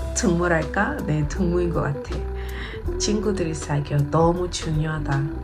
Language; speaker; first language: Korean; non-native, learner; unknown